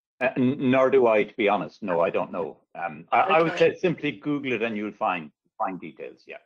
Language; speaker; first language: English; native; English